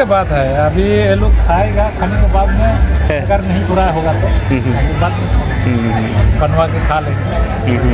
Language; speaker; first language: Hindi; non-native, local second language; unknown